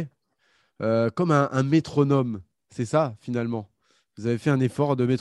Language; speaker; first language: French; native; French